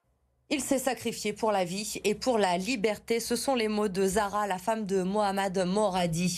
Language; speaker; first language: French; native; French